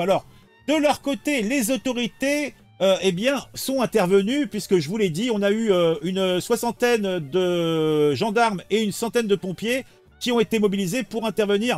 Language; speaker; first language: French; native; French